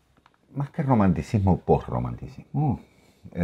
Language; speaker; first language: Spanish; native; Spanish